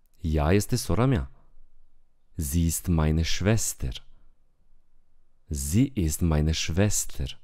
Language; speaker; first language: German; non-native, fluent; Romanian